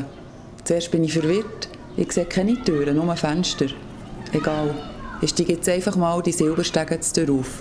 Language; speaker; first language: German; native; German